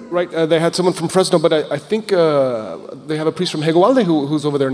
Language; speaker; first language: English; native; English